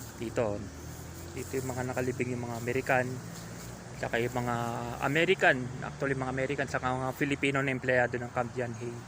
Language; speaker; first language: Filipino; non-native, local second language; Iloko